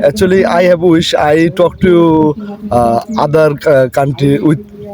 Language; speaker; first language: English; non-native, learner; Bangla